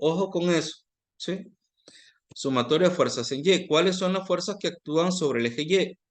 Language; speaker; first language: Spanish; native; Spanish